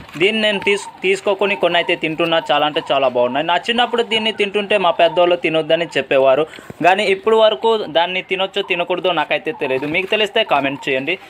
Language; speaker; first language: Telugu; non-native, local second language; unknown